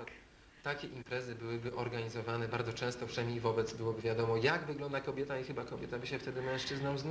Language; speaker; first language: Polish; native; Polish